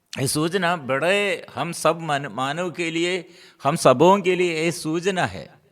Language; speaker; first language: Hindi; non-native, local second language; Malayalam